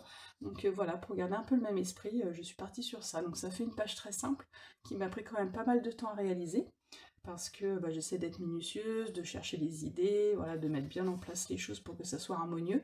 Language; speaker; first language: French; native; French